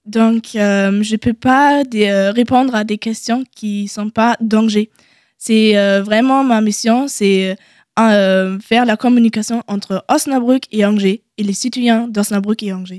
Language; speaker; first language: French; non-native, learner; German